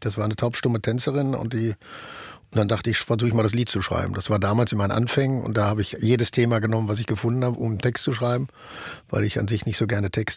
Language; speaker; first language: German; native; German